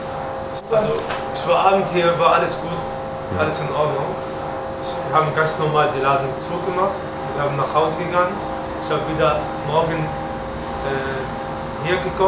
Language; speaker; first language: German; non-native, learner; Arabic